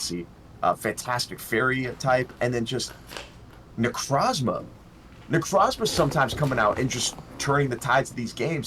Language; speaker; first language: English; native; English